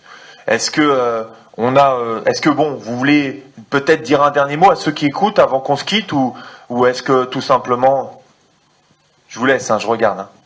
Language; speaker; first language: French; native; French